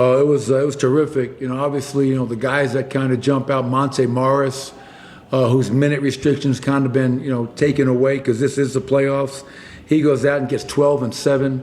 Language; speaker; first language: English; native; English